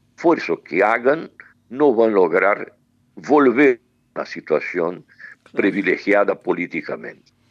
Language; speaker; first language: Spanish; non-native, fluent; Portuguese